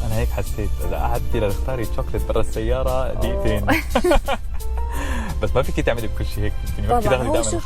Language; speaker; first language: Arabic; native; Arabic